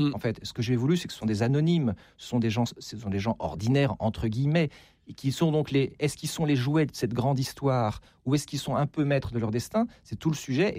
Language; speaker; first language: French; native; French